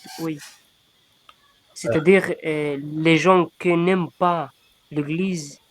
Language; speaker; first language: French; non-native, learner; Arabic